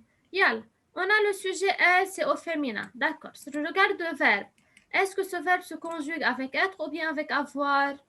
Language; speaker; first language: French; non-native, fluent; Arabic